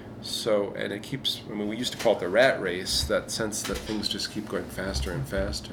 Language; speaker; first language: English; native; English